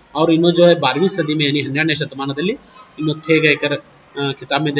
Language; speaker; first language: Hindi; non-native, local second language; Kannada